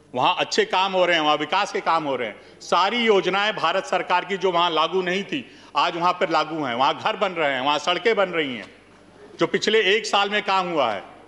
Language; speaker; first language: Hindi; native; Hindi